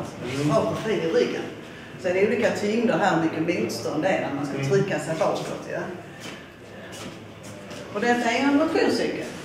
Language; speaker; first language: Swedish; native; Swedish